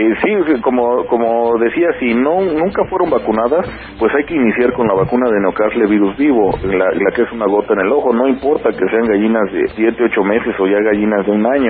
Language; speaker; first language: Spanish; native; Spanish